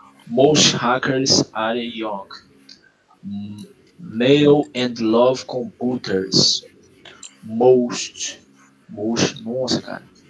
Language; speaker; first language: English; non-native, learner; Portuguese